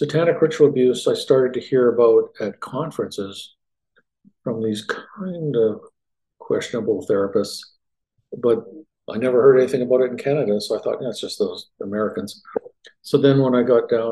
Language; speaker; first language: English; native; English